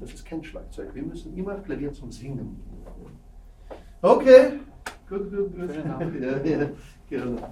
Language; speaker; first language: German; non-native, fluent; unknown